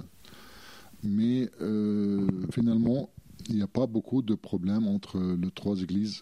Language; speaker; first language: French; non-native, fluent; Arabic